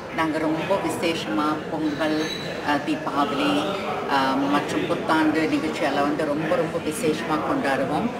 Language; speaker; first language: Tamil; early bilingual, heritage; Tamil